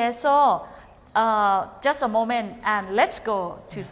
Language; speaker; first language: English; non-native, fluent; Thai